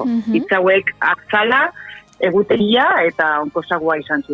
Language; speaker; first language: Basque; non-native, local second language; Spanish